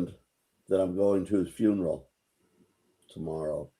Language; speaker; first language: English; native; English